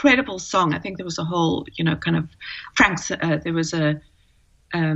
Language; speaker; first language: English; native; English